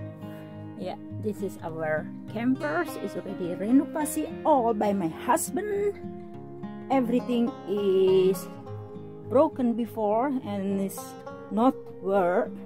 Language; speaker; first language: English; non-native, learner; Indonesian